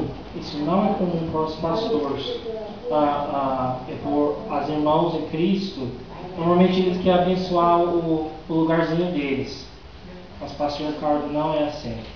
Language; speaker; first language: Portuguese; non-native, fluent; English